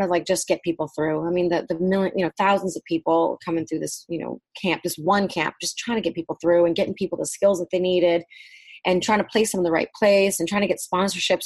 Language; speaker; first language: English; early bilingual, other home language; Vietnamese